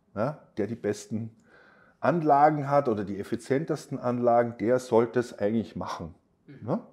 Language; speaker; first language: German; native; German